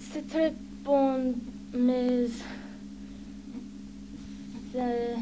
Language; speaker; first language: French; non-native, learner; English